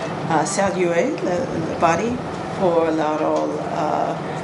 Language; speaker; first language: French; non-native, learner; English